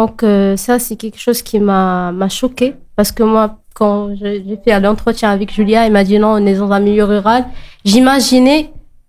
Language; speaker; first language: French; non-native, local second language; Arabic